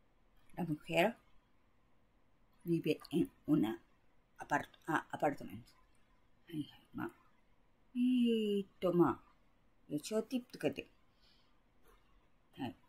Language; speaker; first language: Spanish; non-native, learner; Japanese